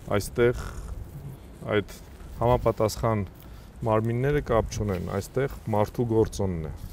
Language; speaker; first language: Armenian; native; Armenian